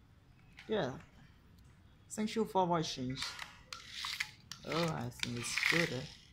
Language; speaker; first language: English; non-native, learner; Khmer